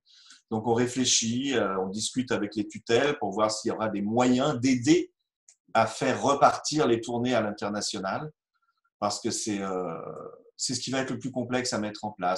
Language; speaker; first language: French; native; French